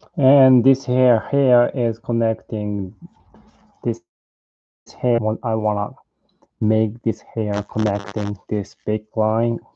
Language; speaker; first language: English; non-native, learner; Japanese